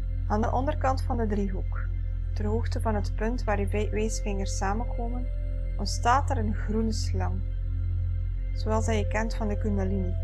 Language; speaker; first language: Dutch; native; Dutch